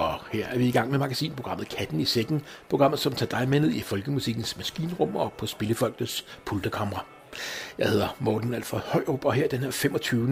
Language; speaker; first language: Danish; native; Danish